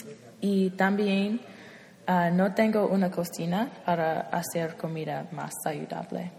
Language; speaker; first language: Spanish; non-native, learner; English